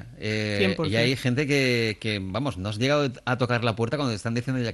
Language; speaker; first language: Spanish; native; Spanish